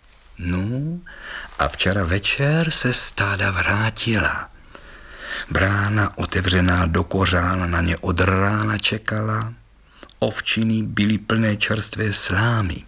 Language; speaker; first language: Czech; native; Czech